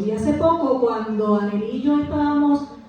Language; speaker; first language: Spanish; native; Spanish